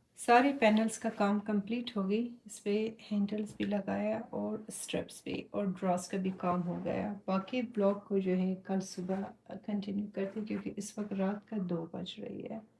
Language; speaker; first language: Urdu; non-native, fluent; Persian